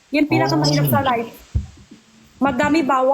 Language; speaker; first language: Filipino; non-native, learner; Chinese